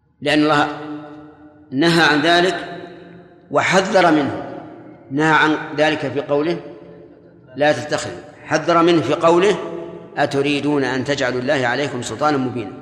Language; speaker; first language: Arabic; native; Arabic